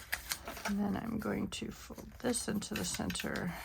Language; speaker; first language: English; native; English